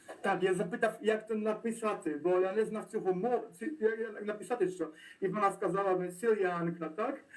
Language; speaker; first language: Ukrainian; non-native, learner; Polish